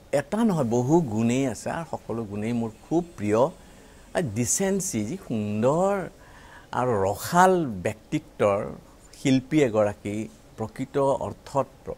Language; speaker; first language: Assamese; native; Assamese